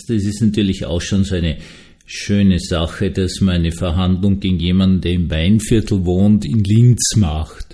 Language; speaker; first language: German; native; German